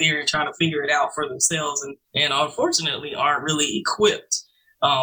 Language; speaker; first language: English; native; English